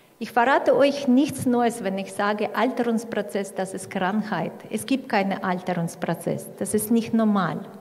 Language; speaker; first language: German; non-native, fluent; Russian